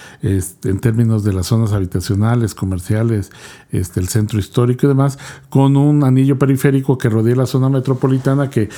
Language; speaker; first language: Spanish; native; Spanish